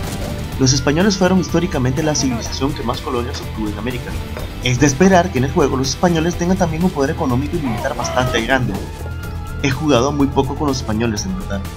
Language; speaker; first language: Spanish; native; Spanish